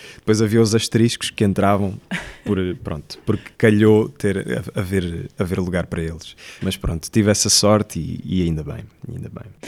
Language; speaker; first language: Portuguese; native; Portuguese